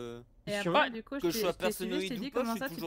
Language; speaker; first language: French; native; French